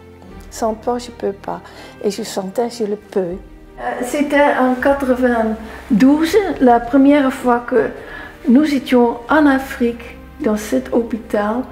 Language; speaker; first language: French; non-native, fluent; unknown